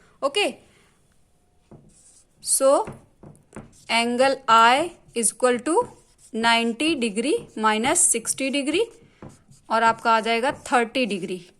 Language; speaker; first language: Hindi; native; Hindi